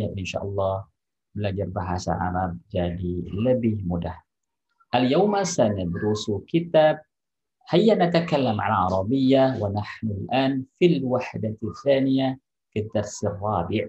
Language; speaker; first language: Arabic; non-native, fluent; Indonesian